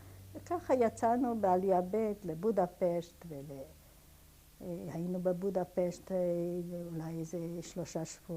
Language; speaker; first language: Hebrew; non-native, fluent; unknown